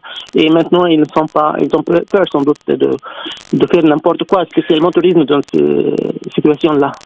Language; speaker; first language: French; non-native, fluent; Arabic